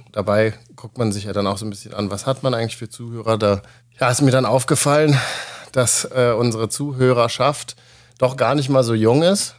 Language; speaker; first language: German; native; German